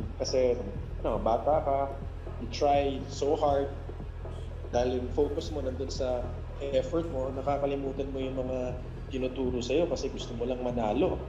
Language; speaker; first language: Filipino; early bilingual, heritage; English